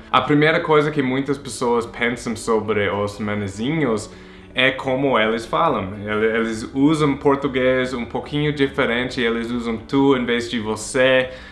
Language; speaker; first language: Portuguese; non-native, fluent; English